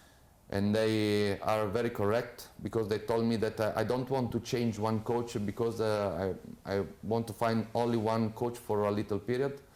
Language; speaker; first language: English; non-native, fluent; Italian